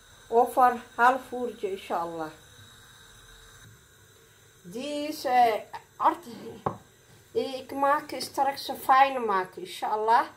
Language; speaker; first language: Dutch; non-native, learner; Somali